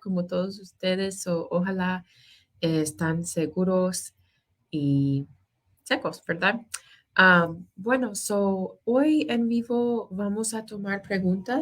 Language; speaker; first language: Spanish; non-native, fluent; English